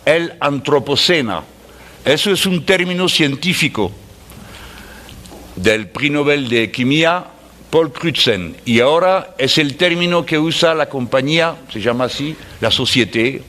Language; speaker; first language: Spanish; non-native, fluent; French